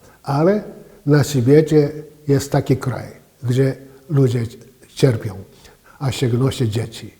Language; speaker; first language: Polish; non-native, fluent; Japanese